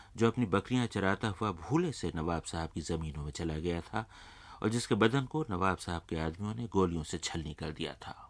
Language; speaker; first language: Urdu; native; Urdu